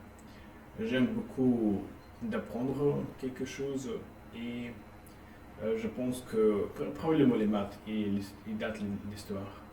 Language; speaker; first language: French; non-native, learner; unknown